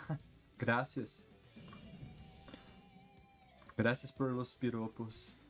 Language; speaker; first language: Spanish; non-native, learner; Portuguese